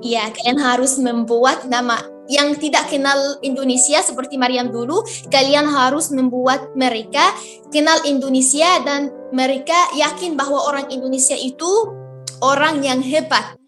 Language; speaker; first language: Indonesian; non-native, fluent; Arabic